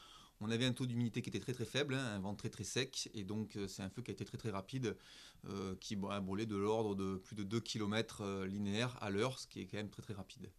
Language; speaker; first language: French; native; French